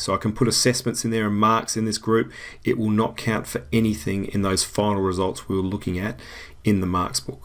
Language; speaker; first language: English; native; English